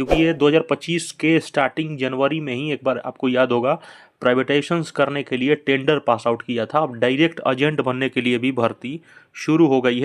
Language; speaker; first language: Hindi; native; Hindi